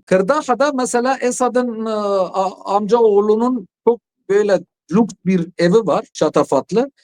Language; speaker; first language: Turkish; non-native, fluent; Arabic